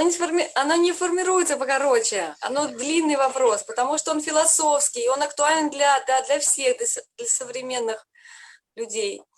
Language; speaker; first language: Russian; native; Russian